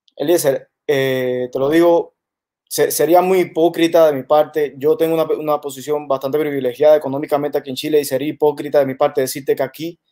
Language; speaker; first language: Spanish; native; Spanish